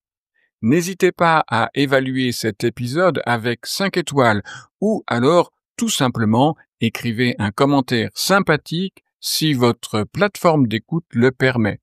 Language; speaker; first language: French; native; French